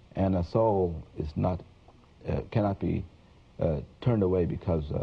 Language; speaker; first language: English; native; English